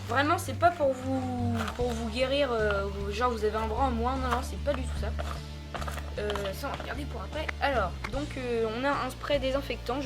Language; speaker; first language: French; native; French